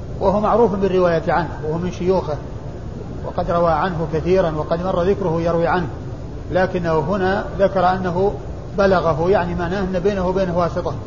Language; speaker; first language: Arabic; native; Arabic